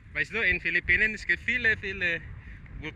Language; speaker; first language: German; non-native, learner; Filipino